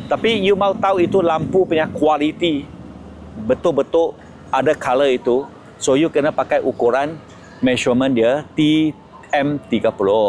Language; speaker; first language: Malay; non-native, local second language; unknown